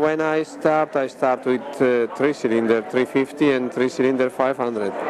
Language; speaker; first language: English; non-native, learner; Italian